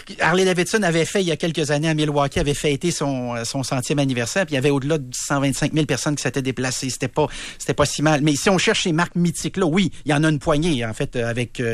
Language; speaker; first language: French; native; French